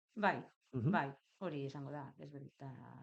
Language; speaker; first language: Basque; non-native, local second language; Spanish